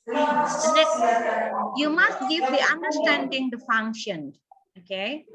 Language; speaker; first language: English; non-native, learner; Indonesian